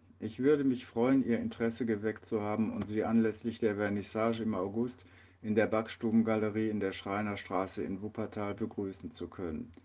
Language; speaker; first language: German; native; German